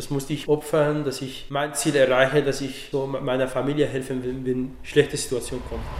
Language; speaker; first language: German; non-native, fluent; Arabic